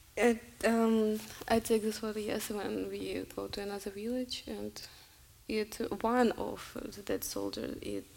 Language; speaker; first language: English; non-native, learner; Russian